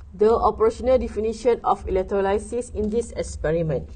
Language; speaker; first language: English; non-native, local second language; Malay